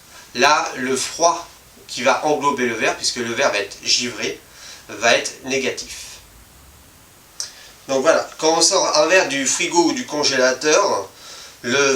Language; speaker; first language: French; native; French